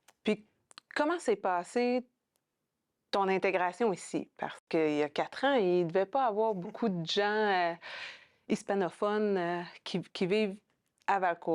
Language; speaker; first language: French; native; French